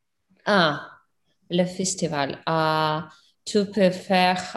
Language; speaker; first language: French; non-native, learner; English